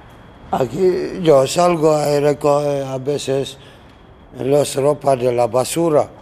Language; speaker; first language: Spanish; non-native, learner; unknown